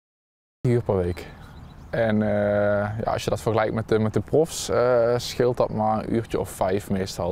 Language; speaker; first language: Dutch; native; Dutch